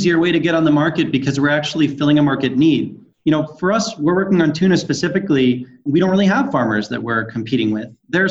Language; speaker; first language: English; native; English